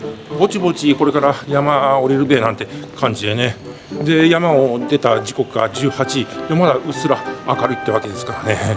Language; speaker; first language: Japanese; native; Japanese